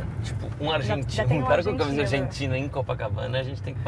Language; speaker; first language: Portuguese; native; Portuguese